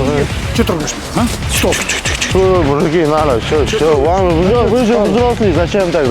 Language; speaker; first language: Russian; non-native, local second language; Kyrgyz